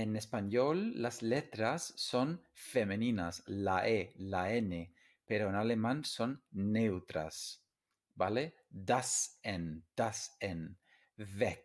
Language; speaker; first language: Spanish; non-native, fluent; English